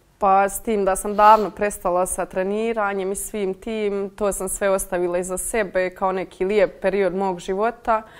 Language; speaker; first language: Croatian; native; Croatian